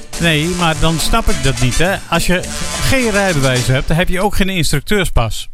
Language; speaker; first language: Dutch; native; Dutch